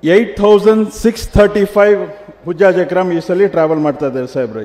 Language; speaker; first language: Kannada; non-native, local second language; Urdu